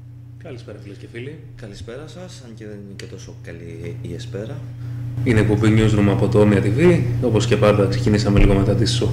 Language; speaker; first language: Greek; native; Greek